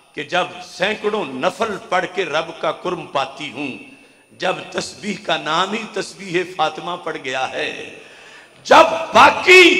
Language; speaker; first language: Urdu; non-native, local second language; Punjabi